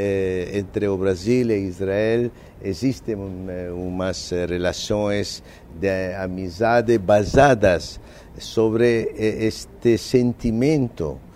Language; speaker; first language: Portuguese; non-native, fluent; Spanish